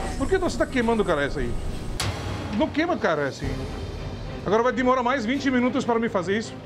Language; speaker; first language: Portuguese; non-native, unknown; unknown